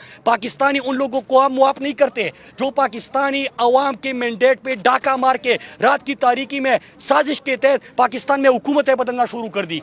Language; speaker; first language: Urdu; native; Urdu